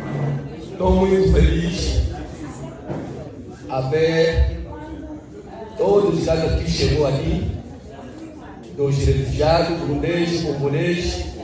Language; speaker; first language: Portuguese; non-native, learner; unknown